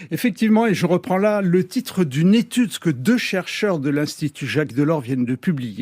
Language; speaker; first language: French; native; French